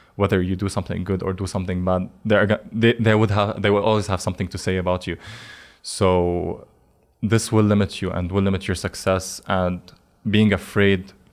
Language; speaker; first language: English; non-native, fluent; Arabic